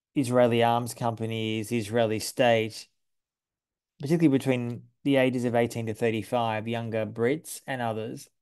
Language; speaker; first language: English; native; English